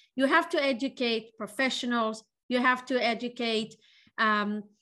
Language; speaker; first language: English; non-native, fluent; Hebrew